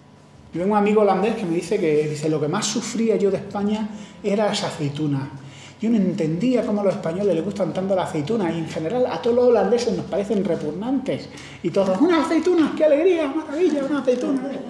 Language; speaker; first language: Spanish; native; Spanish